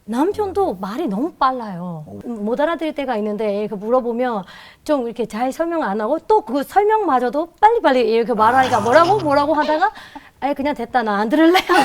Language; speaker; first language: Korean; non-native, fluent; Burmese